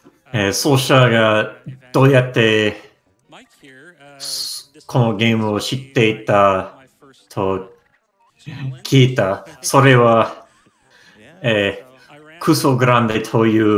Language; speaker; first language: Japanese; non-native, learner; English